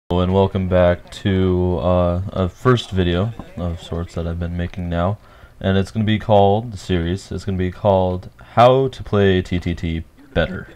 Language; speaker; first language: English; native; English